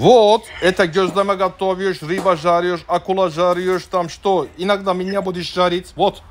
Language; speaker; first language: Russian; non-native, learner; Turkish